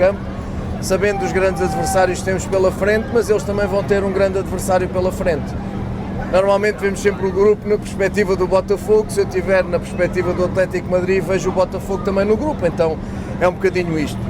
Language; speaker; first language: Portuguese; native; Portuguese